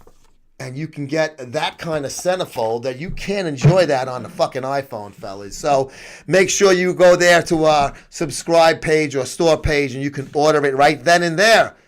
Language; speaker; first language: English; native; English